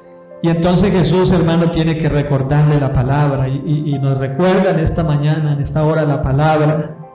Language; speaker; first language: Spanish; native; Spanish